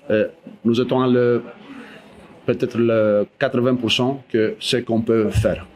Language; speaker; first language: French; non-native, fluent; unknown